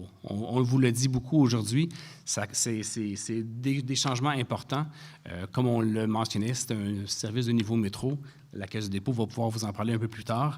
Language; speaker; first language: French; native; French